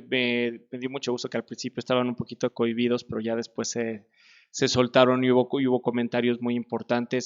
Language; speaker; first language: Spanish; native; Spanish